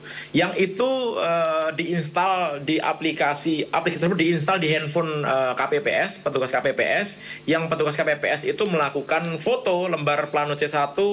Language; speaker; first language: Indonesian; native; Indonesian